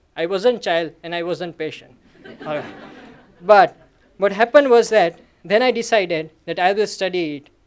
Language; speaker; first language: English; non-native, local second language; Gujarati